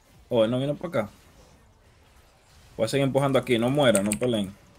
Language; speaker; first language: Spanish; early bilingual, heritage; Spanish